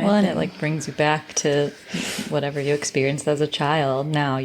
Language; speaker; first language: English; native; English